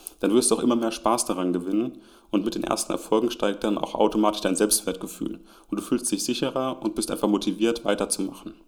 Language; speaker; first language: German; native; German